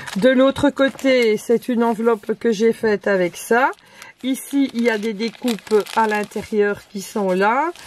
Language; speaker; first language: French; native; French